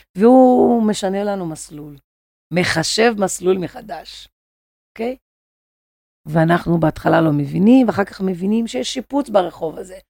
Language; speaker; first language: Hebrew; non-native, fluent; Portuguese